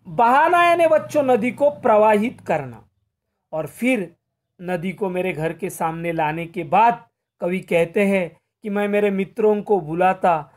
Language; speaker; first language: Hindi; non-native, local second language; Marathi